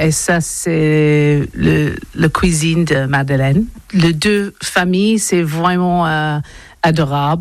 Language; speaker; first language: French; non-native, learner; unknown